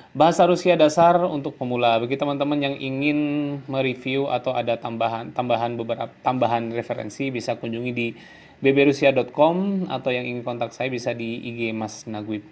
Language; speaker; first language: Indonesian; native; Indonesian